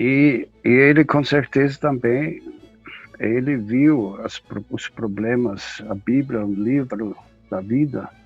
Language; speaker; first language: Portuguese; non-native, fluent; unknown